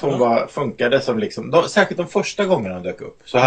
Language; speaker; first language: Swedish; native; Swedish